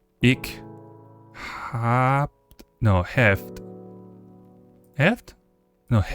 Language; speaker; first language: Dutch; non-native, learner; English